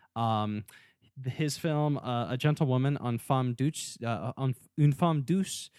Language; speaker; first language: English; native; English